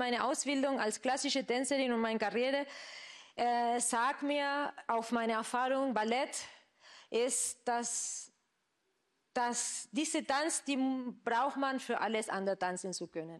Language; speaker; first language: German; non-native, fluent; Spanish